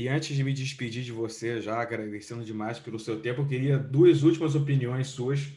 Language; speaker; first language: Portuguese; native; Portuguese